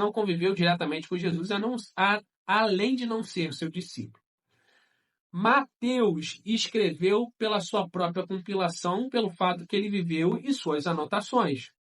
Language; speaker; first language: Portuguese; native; Portuguese